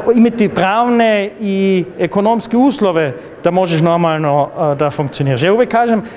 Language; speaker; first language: Serbian; non-native, fluent; German